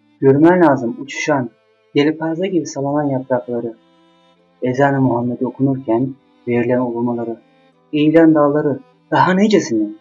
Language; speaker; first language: Turkish; native; Turkish